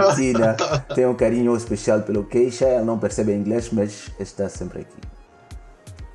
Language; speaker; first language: Portuguese; non-native, fluent; French